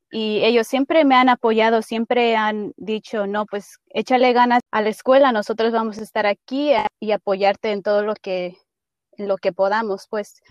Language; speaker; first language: Spanish; early bilingual, heritage; Spanish